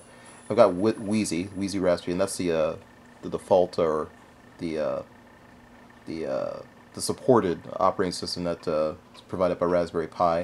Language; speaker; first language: English; native; English